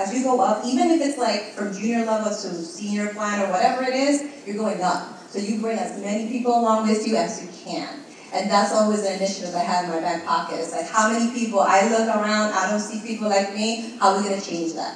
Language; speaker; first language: English; early bilingual, other home language; Spanish